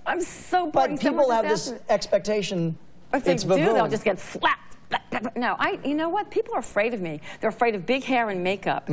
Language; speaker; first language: English; native; English